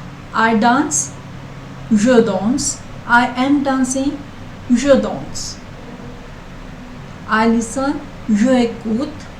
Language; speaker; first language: French; non-native, learner; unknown